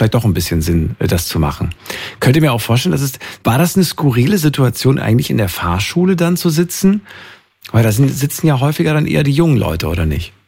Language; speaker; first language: German; native; German